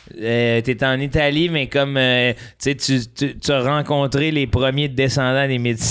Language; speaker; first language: French; native; French